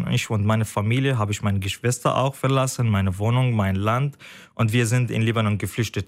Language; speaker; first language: German; non-native, fluent; Arabic